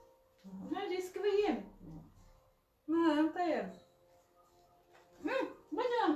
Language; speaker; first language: Swedish; non-native, learner; Cebuano